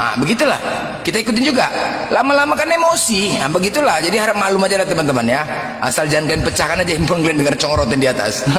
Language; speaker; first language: Indonesian; native; Indonesian